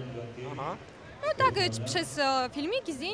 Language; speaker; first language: Polish; non-native, learner; Russian